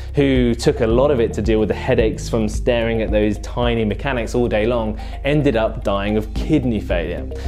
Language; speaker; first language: English; native; English